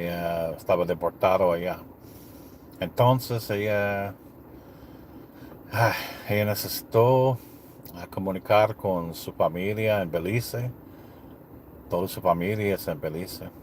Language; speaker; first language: Spanish; non-native, learner; English